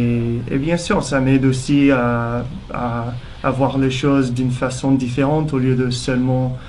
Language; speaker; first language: French; non-native, fluent; English